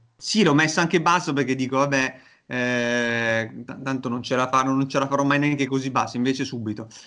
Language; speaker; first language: Italian; native; Italian